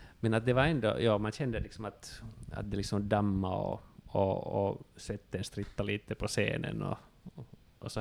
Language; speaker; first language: Swedish; non-native, local second language; Finnish